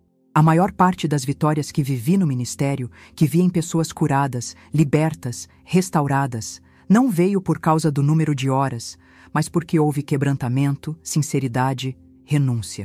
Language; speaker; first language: Portuguese; native; Portuguese